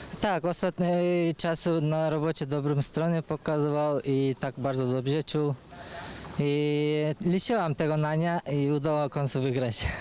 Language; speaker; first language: Polish; non-native, learner; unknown